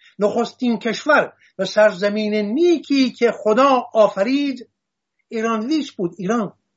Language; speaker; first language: Persian; non-native, local second language; Assyrian Neo-Aramaic